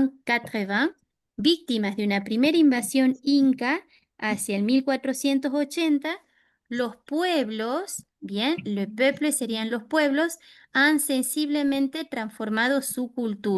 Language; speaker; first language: Spanish; native; Spanish